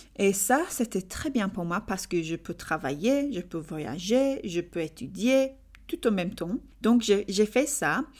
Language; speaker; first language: French; non-native, learner; English